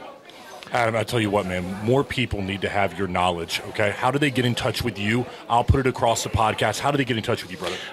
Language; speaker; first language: English; native; English